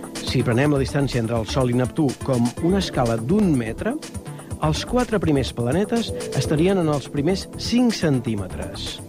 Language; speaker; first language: Catalan; native; Catalan